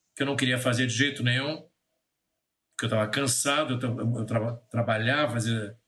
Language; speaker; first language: Portuguese; native; Portuguese